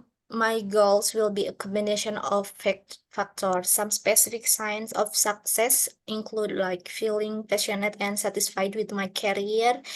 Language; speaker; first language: English; non-native, learner; Indonesian